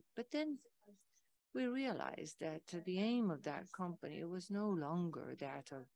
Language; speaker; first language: English; non-native, fluent; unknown